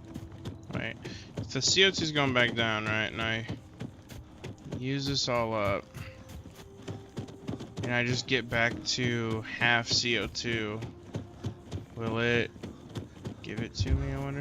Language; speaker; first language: English; native; English